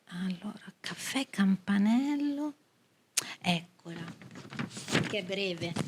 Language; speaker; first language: Italian; native; Italian